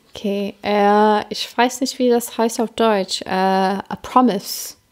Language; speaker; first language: German; non-native, fluent; English